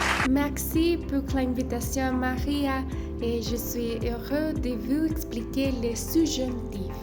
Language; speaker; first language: French; non-native, learner; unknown